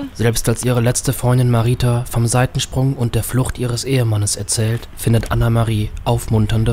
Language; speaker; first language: German; native; German